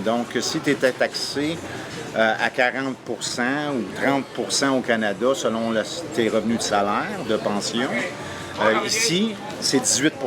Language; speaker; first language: French; native; French